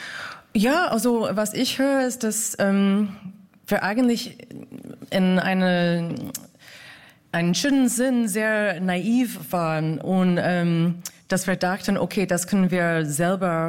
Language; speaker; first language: German; non-native, fluent; English